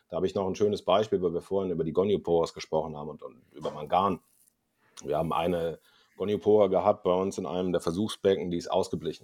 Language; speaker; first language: German; native; German